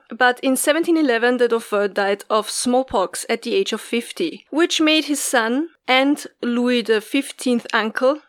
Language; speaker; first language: English; non-native, fluent; German